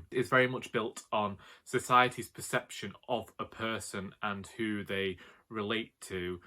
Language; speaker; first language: English; native; English